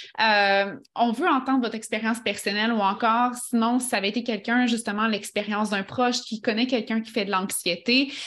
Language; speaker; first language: French; native; French